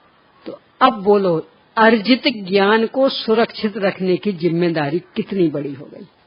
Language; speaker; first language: Hindi; native; Hindi